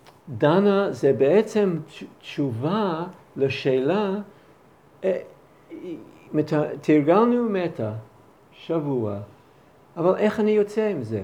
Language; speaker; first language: Hebrew; non-native, fluent; English